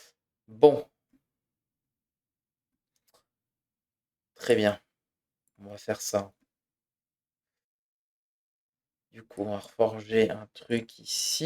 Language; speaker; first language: French; native; French